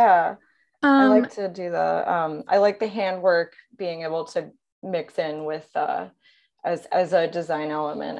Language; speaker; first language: English; native; English